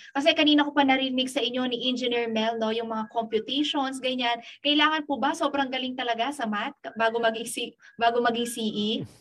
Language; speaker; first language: Filipino; non-native, local second language; Pampanga